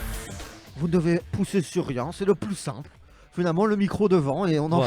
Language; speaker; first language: French; native; French